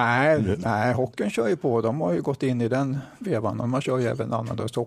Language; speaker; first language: Swedish; native; Swedish